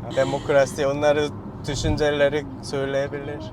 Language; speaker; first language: Turkish; non-native, learner; Korean